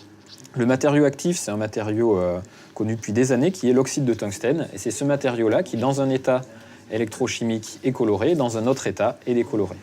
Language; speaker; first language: French; native; French